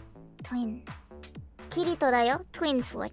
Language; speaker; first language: Japanese; non-native, learner; Indonesian